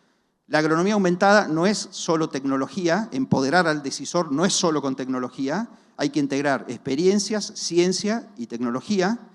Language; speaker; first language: Spanish; native; Spanish